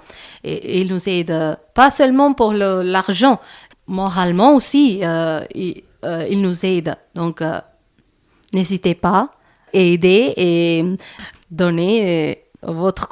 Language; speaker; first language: French; non-native, learner; Malayalam